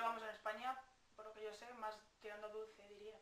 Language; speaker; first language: Spanish; native; Spanish